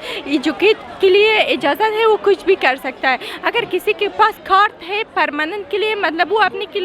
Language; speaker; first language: Hindi; non-native, learner; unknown